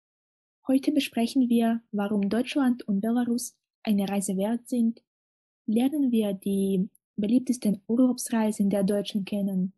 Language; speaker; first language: German; non-native, fluent; Russian